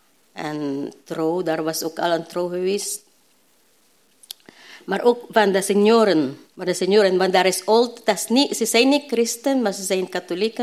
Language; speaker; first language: Dutch; non-native, learner; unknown